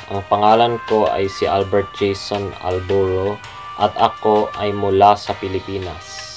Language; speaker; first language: Filipino; non-native, local second language; Cebuano